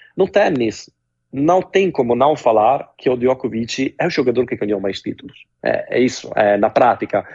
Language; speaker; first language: Portuguese; non-native, fluent; Italian